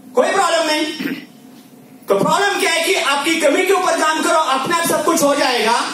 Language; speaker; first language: Hindi; non-native, local second language; Marathi